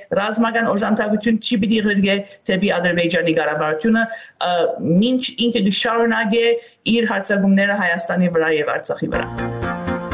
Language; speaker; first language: Armenian; early bilingual, heritage; Armenian